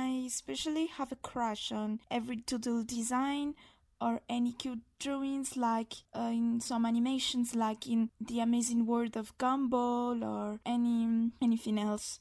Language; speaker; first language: English; non-native, fluent; Malagasy